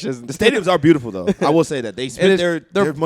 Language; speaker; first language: English; native; English